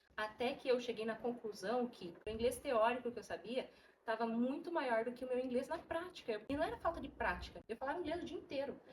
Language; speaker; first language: Portuguese; native; Portuguese